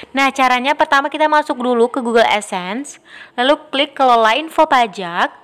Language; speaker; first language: Indonesian; non-native, local second language; Minangkabau